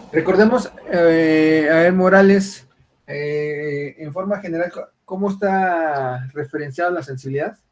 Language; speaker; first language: Spanish; native; Spanish